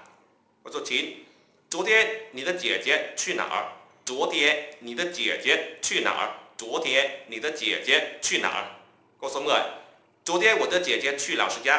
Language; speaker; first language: Chinese; non-native, fluent; Vietnamese